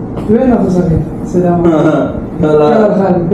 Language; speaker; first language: Arabic; non-native, learner; Urdu